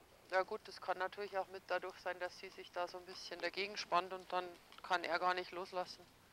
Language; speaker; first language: German; native; German